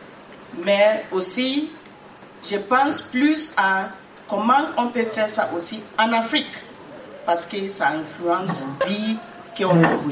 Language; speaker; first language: French; non-native, learner; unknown